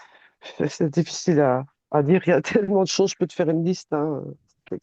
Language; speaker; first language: French; native; French